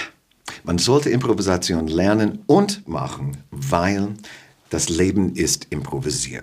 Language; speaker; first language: German; non-native, fluent; English